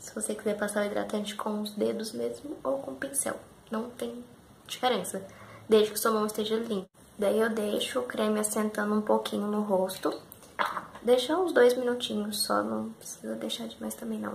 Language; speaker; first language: Portuguese; native; Portuguese